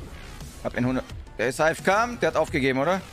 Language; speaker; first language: German; native; German